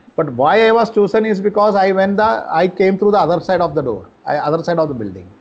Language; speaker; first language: English; non-native, local second language; Malayalam